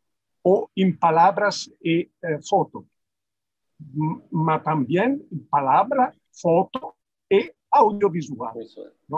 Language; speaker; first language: Spanish; non-native, fluent; Italian